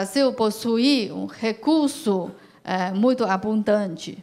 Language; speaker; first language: Portuguese; non-native, learner; Chinese